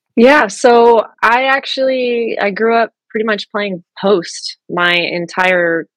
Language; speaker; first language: English; early bilingual, other home language; French